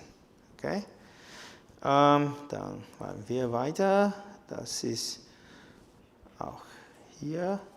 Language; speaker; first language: German; non-native, learner; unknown